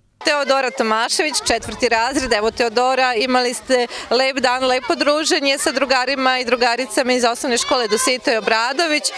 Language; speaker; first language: Serbian; native; Serbian